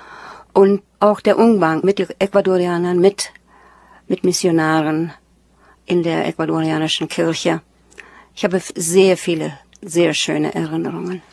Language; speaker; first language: German; early bilingual, heritage; German